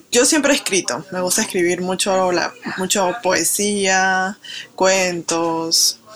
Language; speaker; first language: Spanish; native; Spanish